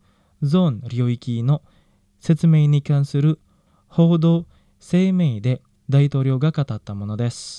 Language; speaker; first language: Japanese; non-native, fluent; Indonesian